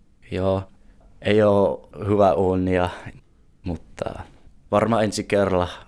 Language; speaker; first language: Finnish; non-native, learner; English